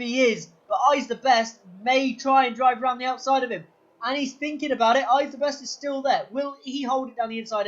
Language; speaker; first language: English; native; English